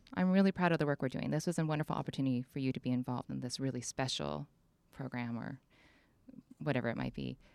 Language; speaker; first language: English; native; English